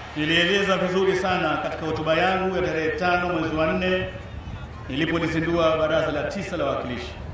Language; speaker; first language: Swahili; native; Swahili